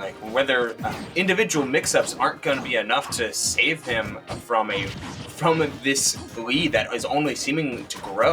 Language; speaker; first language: English; native; English